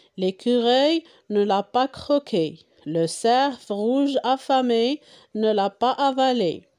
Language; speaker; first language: French; non-native, local second language; Arabic